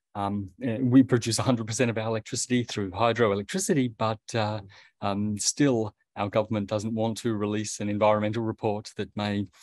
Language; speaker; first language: English; native; English